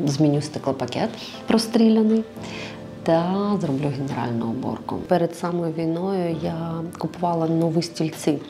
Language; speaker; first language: Ukrainian; non-native, local second language; Russian